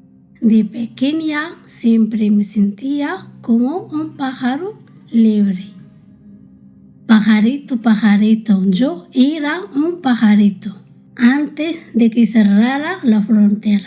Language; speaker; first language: Spanish; early bilingual, other home language; Arabic